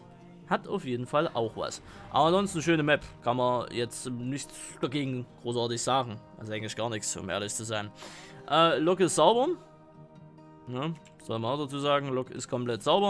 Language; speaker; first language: German; native; German